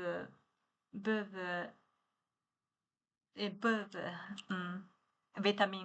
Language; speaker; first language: French; non-native, learner; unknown